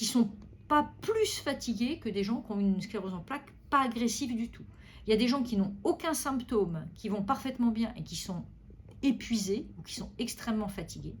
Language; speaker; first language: French; native; French